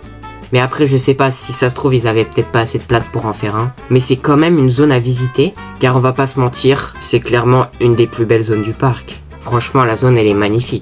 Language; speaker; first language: French; native; French